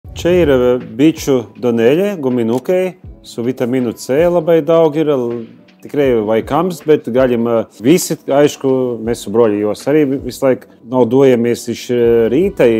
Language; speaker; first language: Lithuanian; non-native, learner; Latvian